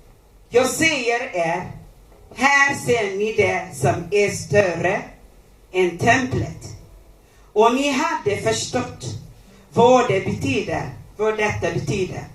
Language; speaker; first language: Swedish; non-native, learner; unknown